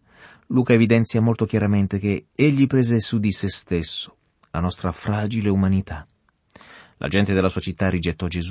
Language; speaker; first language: Italian; native; Italian